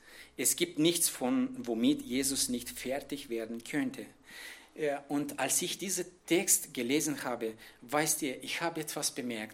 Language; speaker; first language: German; non-native, fluent; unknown